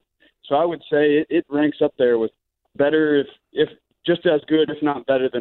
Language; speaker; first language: English; native; English